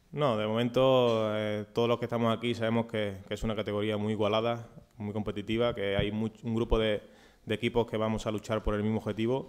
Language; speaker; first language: Spanish; native; Spanish